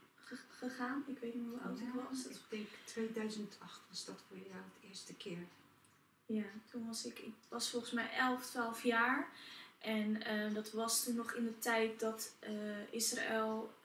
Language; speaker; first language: Dutch; early bilingual, other home language; Arabic